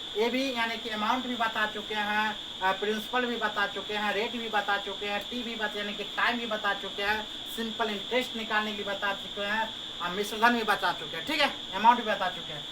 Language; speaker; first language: Hindi; native; Hindi